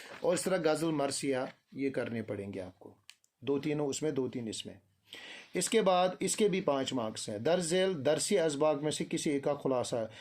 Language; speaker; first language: Urdu; non-native, local second language; Kashmiri